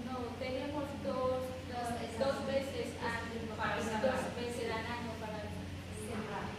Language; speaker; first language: Spanish; non-native, learner; Vietnamese